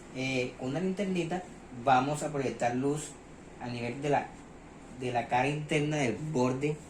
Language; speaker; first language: Spanish; native; Spanish